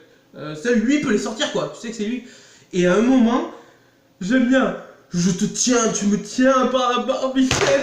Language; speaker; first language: French; native; French